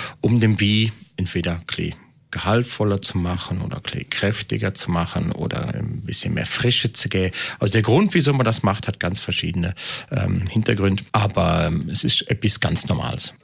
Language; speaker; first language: German; native; German